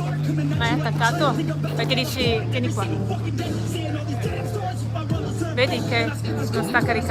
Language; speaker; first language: Italian; native; Italian